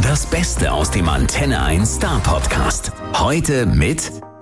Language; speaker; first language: German; native; German